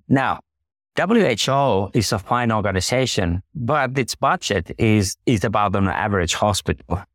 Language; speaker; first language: English; non-native, fluent; Finnish